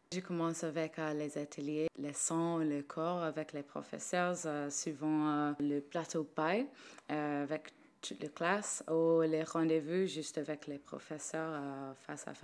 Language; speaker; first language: French; non-native, learner; English